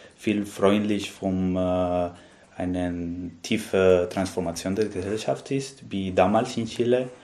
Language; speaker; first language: German; non-native, fluent; Spanish